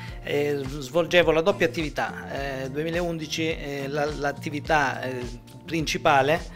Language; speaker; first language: Italian; native; Italian